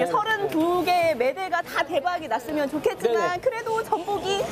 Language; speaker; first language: Korean; native; Korean